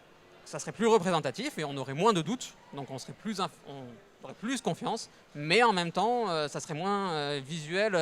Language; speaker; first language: French; native; French